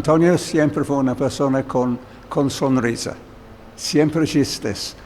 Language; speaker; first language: Spanish; non-native, learner; English